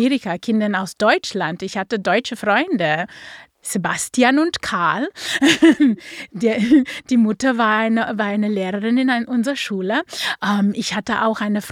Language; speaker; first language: German; non-native, fluent; Afrikaans